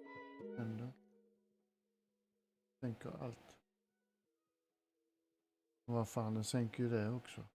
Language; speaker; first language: Swedish; native; Swedish